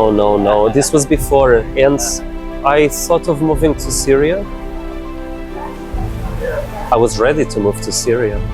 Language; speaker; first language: English; non-native, fluent; Portuguese